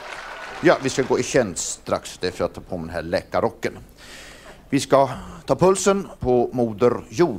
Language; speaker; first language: Swedish; native; Swedish